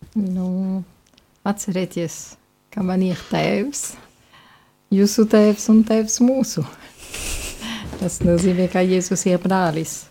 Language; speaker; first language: Latvian; non-native, fluent; Polish